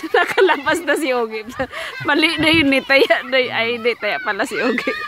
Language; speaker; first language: Filipino; non-native, local second language; Bikol